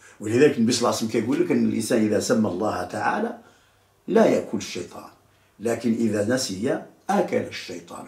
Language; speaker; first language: Arabic; native; Arabic